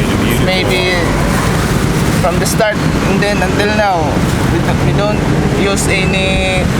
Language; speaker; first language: English; non-native, local second language; Filipino